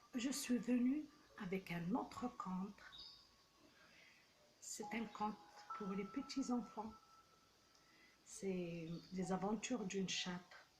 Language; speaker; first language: French; non-native, local second language; Arabic